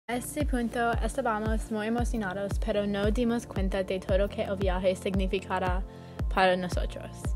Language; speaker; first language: Spanish; non-native, learner; English